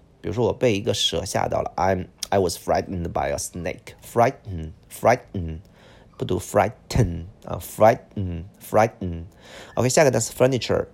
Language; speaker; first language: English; non-native, fluent; Chinese